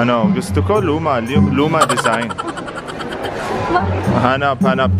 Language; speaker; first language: Filipino; non-native, learner; Arabic